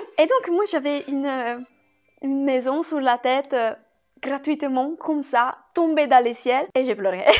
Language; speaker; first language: French; non-native, fluent; Italian